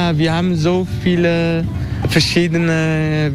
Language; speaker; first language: German; non-native, fluent; Turkish